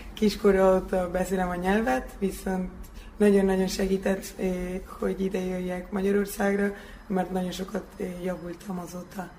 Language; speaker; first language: Hungarian; early bilingual, heritage; Hungarian